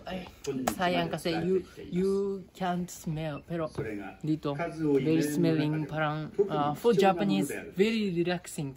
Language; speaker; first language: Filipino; non-native, learner; Japanese